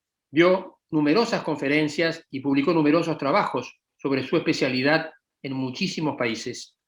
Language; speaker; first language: Spanish; native; Spanish